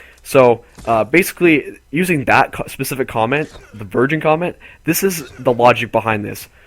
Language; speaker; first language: English; native; English